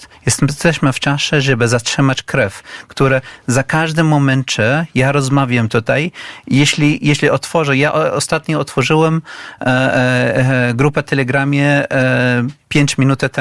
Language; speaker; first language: Polish; non-native, fluent; Arabic